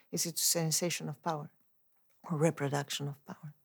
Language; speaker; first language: English; non-native, fluent; Spanish